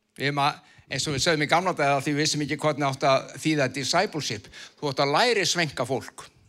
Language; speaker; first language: Icelandic; native; Icelandic